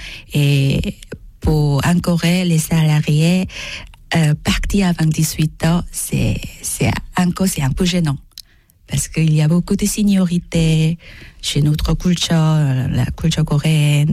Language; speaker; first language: French; non-native, learner; Korean